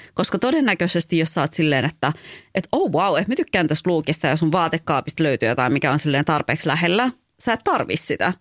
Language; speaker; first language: Finnish; early bilingual, other home language; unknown